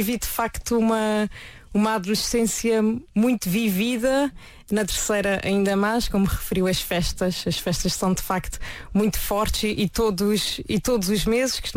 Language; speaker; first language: Portuguese; native; Portuguese